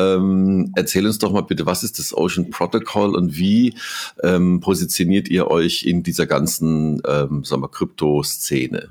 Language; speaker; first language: German; native; German